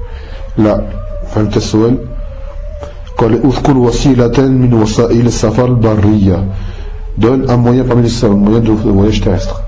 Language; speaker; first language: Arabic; non-native, fluent; French